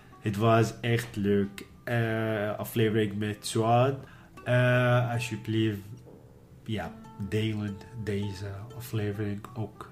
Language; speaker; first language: Dutch; non-native, learner; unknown